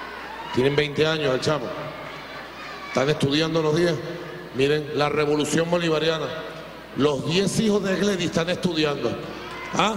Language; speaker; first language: Spanish; native; Spanish